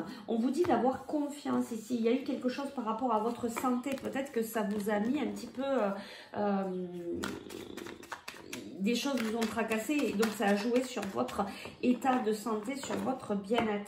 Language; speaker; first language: French; native; French